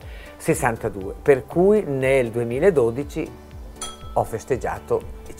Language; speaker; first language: Italian; native; Italian